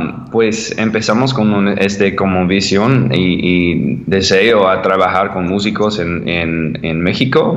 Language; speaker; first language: Spanish; non-native, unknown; English